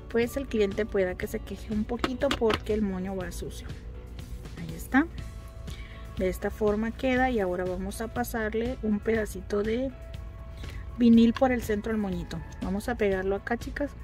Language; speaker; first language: Spanish; native; Spanish